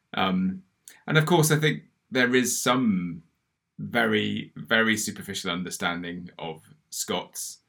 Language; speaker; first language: English; native; English